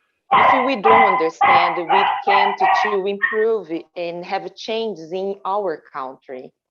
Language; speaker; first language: English; non-native, fluent; Portuguese